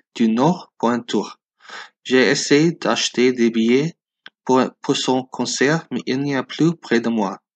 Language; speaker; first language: French; non-native, learner; English